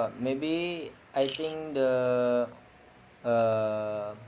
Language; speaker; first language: English; non-native, learner; Indonesian